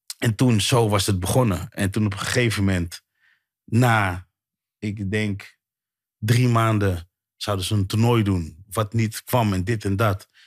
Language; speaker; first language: Dutch; early bilingual, other home language; Sranan Tongo